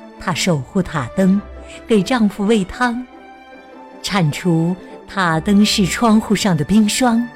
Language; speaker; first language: Chinese; native; Chinese